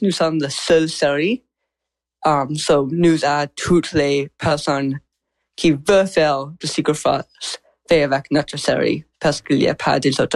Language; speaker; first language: French; non-native, local second language; English